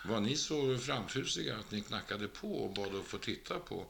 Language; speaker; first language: Swedish; native; Swedish